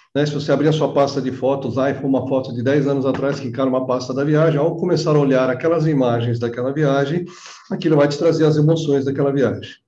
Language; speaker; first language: Portuguese; native; Portuguese